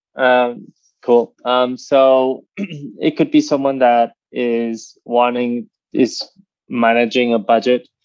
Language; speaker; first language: English; native; English